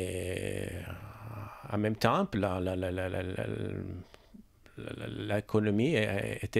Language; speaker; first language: French; non-native, learner; Italian